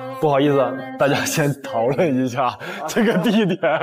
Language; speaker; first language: Chinese; native; Chinese